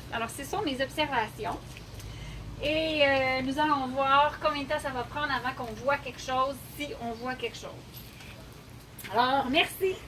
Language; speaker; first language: French; native; French